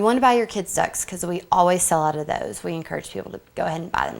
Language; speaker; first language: English; native; English